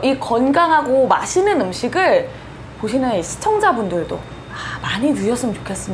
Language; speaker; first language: Korean; native; Korean